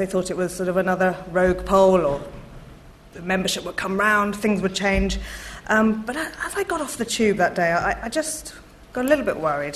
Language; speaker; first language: English; native; English